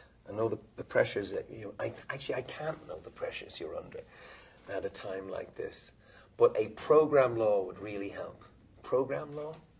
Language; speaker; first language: English; native; English